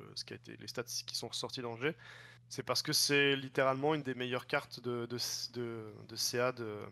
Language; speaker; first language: French; native; French